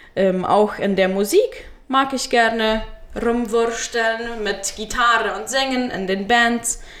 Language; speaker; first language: German; early bilingual, heritage; Spanish